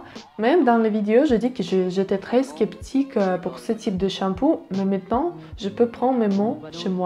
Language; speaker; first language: French; non-native, learner; Russian